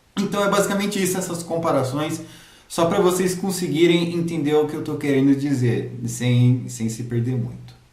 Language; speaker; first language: Portuguese; native; Portuguese